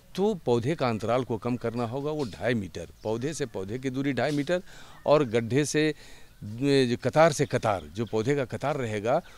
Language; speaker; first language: Hindi; native; Hindi